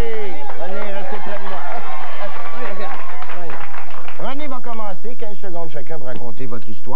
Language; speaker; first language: French; native; French